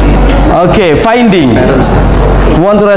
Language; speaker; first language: English; non-native, fluent; Indonesian